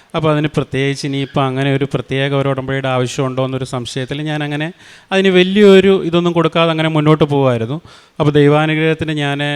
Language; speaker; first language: Malayalam; native; Malayalam